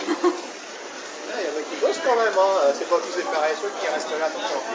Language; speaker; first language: French; native; French